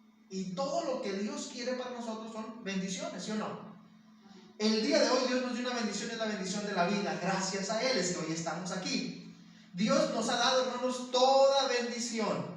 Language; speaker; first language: Spanish; native; Spanish